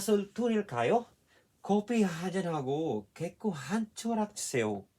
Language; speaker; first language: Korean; non-native, fluent; Filipino